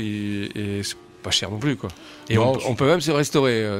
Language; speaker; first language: French; native; French